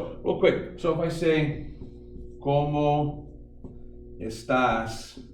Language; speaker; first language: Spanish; non-native, fluent; English